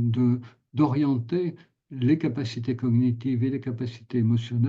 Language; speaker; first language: French; native; French